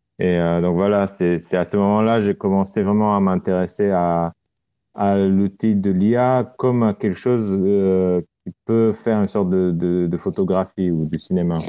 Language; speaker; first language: French; non-native, fluent; Romanian